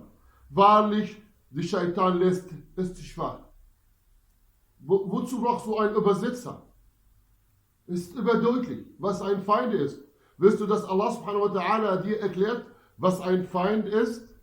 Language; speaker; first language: German; non-native, fluent; Arabic